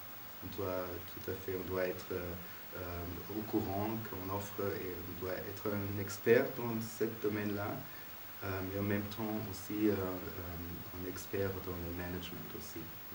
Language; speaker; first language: French; non-native, fluent; German